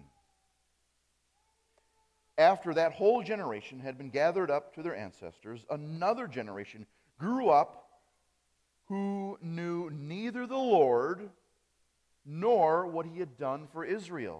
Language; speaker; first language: English; early bilingual, other home language; German